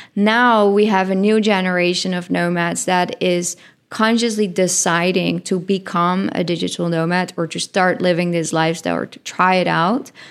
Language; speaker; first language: English; non-native, fluent; Dutch